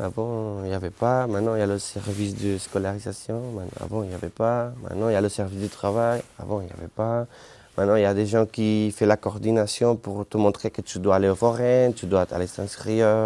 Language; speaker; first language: French; non-native, learner; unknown